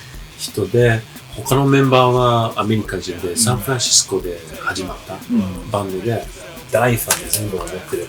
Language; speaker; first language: Japanese; non-native, fluent; English